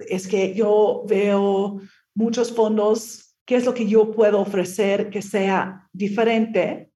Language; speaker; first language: Spanish; non-native, fluent; English